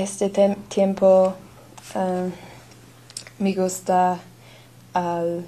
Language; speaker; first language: Spanish; non-native, learner; English